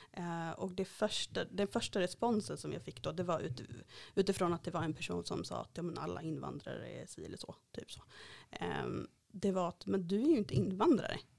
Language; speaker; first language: Swedish; native; Swedish